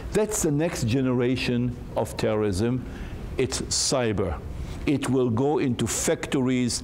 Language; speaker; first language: English; non-native, fluent; Hebrew